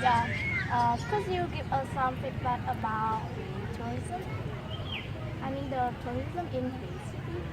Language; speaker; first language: English; non-native, learner; Vietnamese